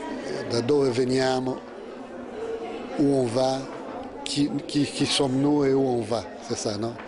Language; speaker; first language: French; non-native, fluent; Italian